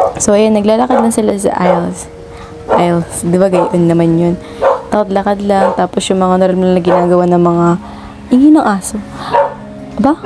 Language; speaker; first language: Filipino; native; Filipino